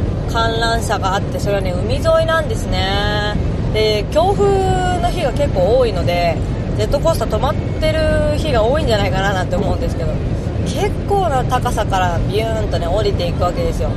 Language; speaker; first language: Japanese; native; Japanese